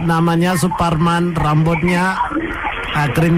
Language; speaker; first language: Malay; non-native, local second language; Tamil